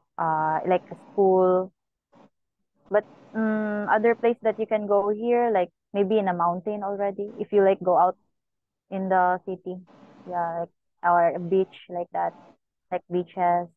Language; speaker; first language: English; non-native, local second language; Cebuano